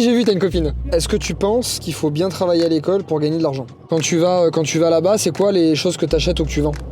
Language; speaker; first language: French; native; French